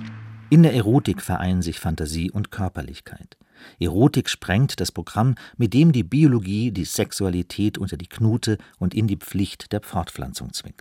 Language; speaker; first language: German; native; German